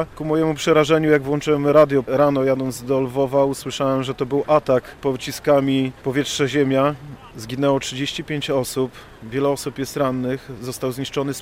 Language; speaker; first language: Polish; native; Polish